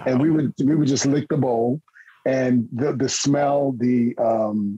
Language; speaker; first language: English; native; English